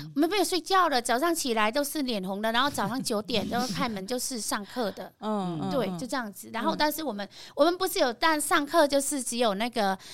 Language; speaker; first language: Chinese; non-native, fluent; Vietnamese